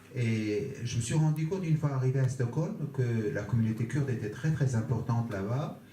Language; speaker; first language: French; non-native, fluent; Kurdish